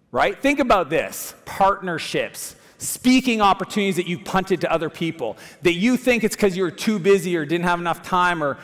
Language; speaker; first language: English; native; English